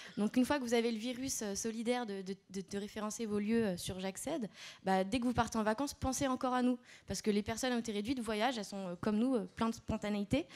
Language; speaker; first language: French; native; French